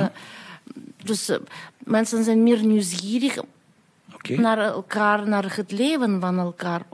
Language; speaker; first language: Dutch; non-native, fluent; Russian